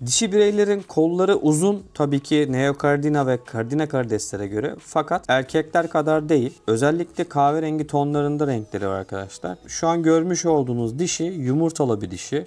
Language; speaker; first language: Turkish; native; Turkish